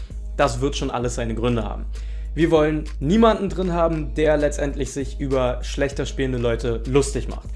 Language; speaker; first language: German; native; German